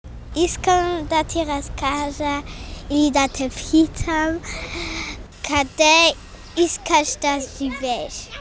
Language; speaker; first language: Bulgarian; early bilingual, heritage; Bulgarian